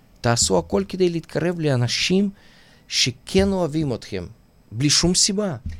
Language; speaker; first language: Hebrew; non-native, fluent; Russian